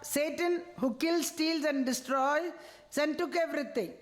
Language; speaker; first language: English; non-native, local second language; Tamil